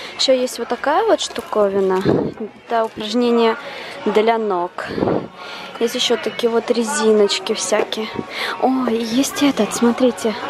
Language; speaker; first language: Russian; early bilingual, heritage; Russian